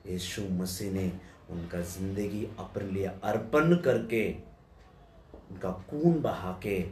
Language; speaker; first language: Hindi; non-native, local second language; Telugu